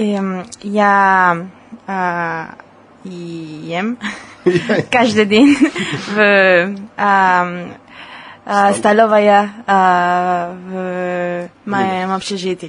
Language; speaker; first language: Russian; non-native, learner; Spanish